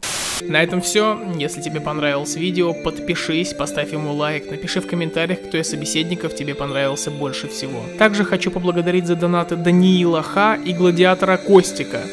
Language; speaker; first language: Russian; native; Russian